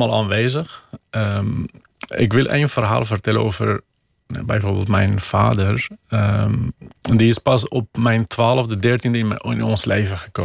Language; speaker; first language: Dutch; non-native, fluent; Kurdish